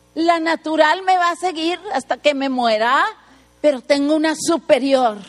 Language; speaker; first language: Spanish; native; Spanish